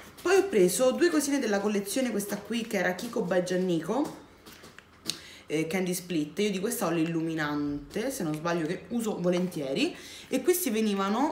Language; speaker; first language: Italian; native; Italian